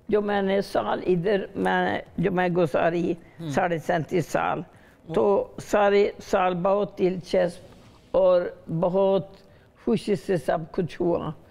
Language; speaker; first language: Hindi; non-native, fluent; Swedish